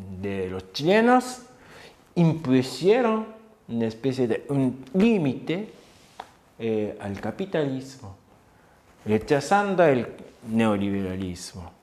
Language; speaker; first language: Spanish; non-native, fluent; Japanese